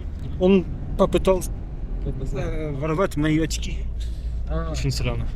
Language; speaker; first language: Russian; non-native, fluent; English